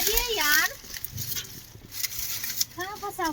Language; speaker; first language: Hindi; non-native, local second language; Bangla